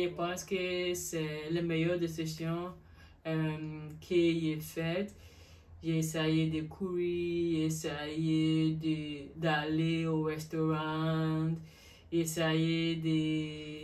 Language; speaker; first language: French; non-native, learner; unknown